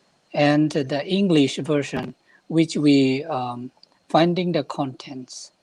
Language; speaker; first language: English; non-native, fluent; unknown